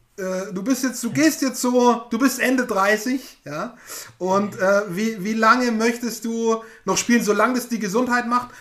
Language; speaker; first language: German; non-native, fluent; Spanish